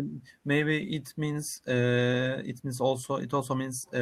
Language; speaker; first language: English; non-native, learner; Turkish